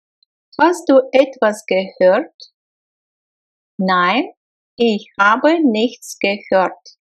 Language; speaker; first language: German; non-native, fluent; Russian